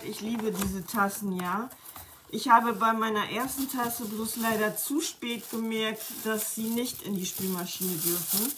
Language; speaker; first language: German; native; German